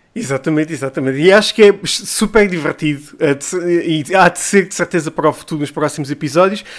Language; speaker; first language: Portuguese; native; Portuguese